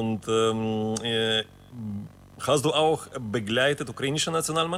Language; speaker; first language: German; non-native, fluent; Ukrainian